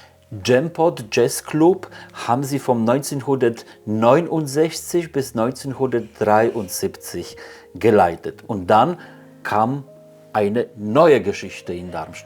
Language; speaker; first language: German; non-native, fluent; Polish